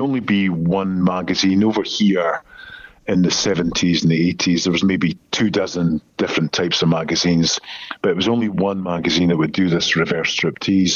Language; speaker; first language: English; native; English